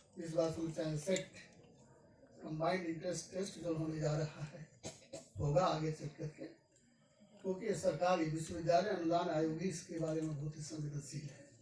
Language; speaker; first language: Hindi; native; Hindi